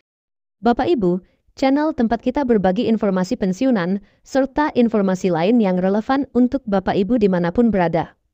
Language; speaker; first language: Indonesian; native; Indonesian